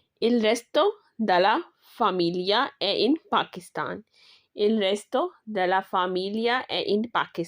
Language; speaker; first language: Italian; non-native, learner; Urdu